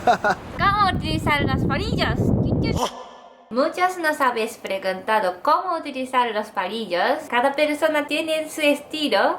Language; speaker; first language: Spanish; non-native, learner; Japanese